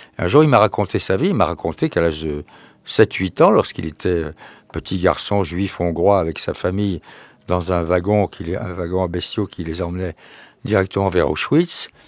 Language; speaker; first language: French; native; French